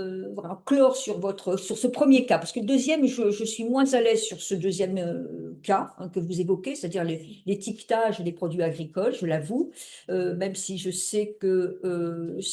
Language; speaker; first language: French; native; French